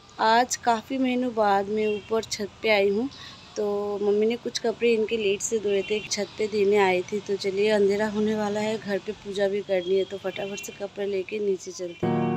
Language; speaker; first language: Hindi; non-native, local second language; Bangla